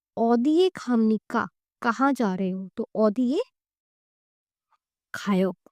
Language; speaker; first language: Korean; non-native, fluent; Hindi